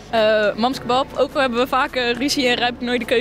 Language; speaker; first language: Dutch; native; Dutch